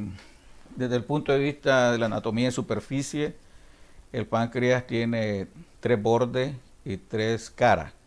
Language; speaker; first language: Spanish; native; Spanish